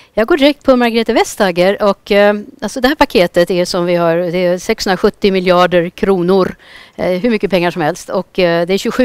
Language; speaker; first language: Swedish; native; Swedish